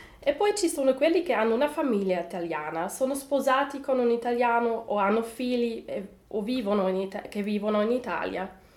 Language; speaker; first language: Italian; non-native, fluent; German